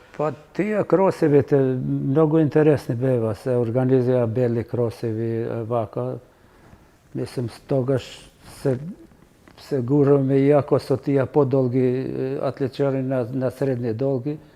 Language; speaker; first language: Macedonian; native; Macedonian